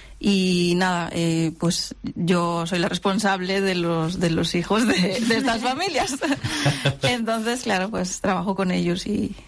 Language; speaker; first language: Spanish; native; Spanish